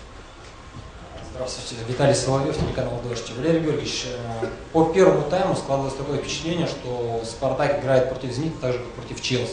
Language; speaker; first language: Russian; native; Russian